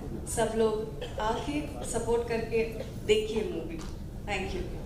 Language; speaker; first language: Hindi; non-native, local second language; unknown